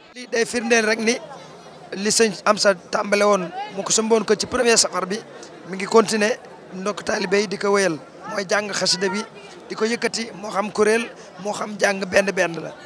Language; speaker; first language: Wolof; native; Wolof